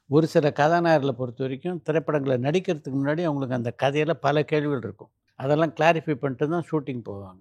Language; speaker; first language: Tamil; native; Tamil